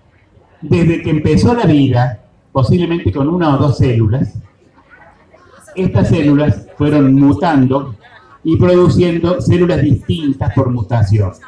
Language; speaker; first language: Spanish; native; Spanish